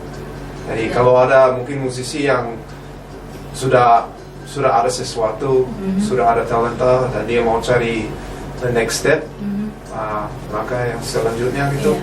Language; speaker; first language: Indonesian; non-native, fluent; English